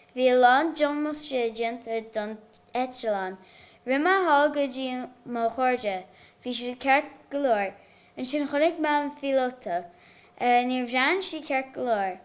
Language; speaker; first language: Irish; native; Irish